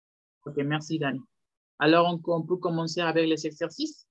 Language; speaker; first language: French; non-native, fluent; Spanish